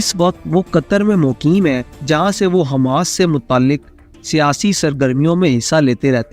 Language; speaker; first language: Urdu; native; Urdu